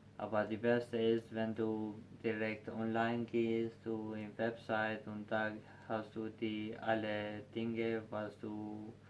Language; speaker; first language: German; non-native, learner; Albanian